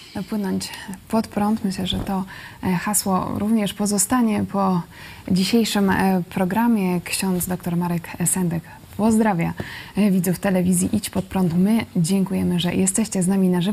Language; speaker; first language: Polish; native; Polish